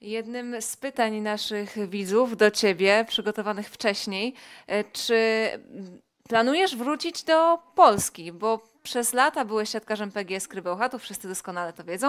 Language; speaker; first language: Polish; native; Polish